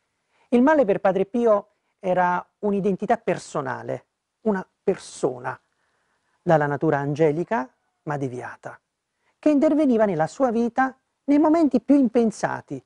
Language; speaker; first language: Italian; native; Italian